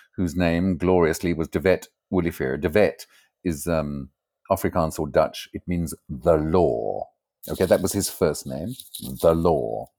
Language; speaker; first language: English; native; English